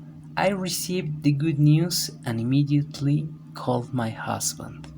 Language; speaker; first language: English; non-native, fluent; Spanish